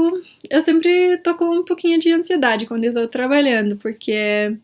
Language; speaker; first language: Portuguese; early bilingual, heritage; Portuguese